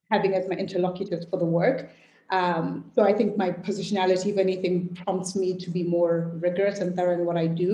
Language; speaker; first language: English; non-native, local second language; Shona